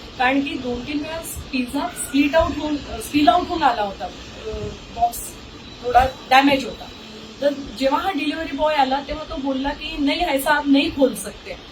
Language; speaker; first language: Marathi; native; Marathi